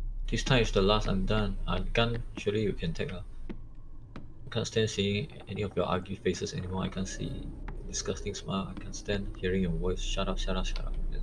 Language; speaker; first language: English; non-native, local second language; Chinese